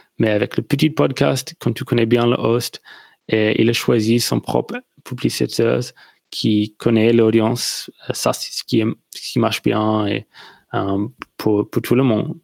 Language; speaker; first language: French; non-native, learner; English